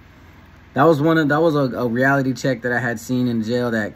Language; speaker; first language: English; native; English